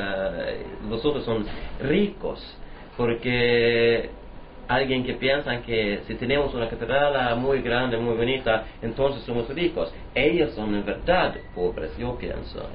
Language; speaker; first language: Spanish; non-native, learner; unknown